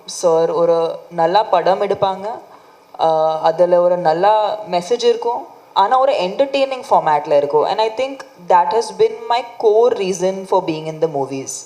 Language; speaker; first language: Tamil; non-native, fluent; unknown